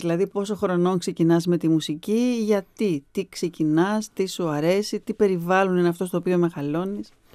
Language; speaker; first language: Greek; native; Greek